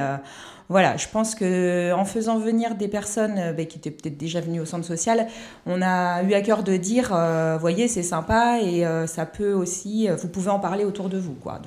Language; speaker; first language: French; native; French